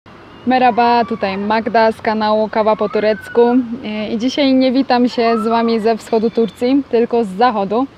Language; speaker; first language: Polish; native; Polish